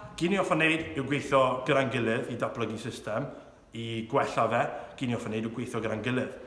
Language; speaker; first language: Welsh; non-native, local second language; English